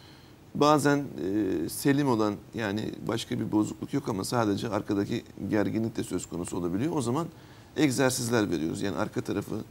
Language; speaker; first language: Turkish; native; Turkish